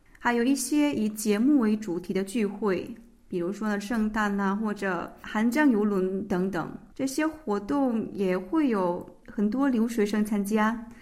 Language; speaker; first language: Chinese; non-native, fluent; Korean